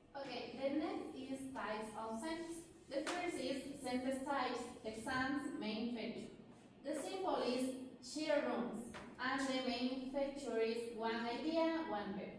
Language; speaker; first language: English; non-native, learner; Spanish